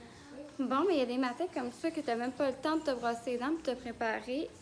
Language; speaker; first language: French; native; French